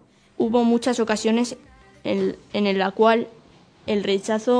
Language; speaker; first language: Spanish; native; Spanish